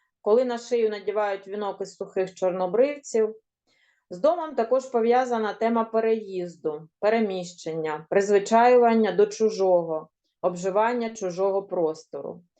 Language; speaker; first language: Ukrainian; native; Ukrainian